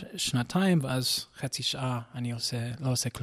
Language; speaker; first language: Hebrew; non-native, learner; English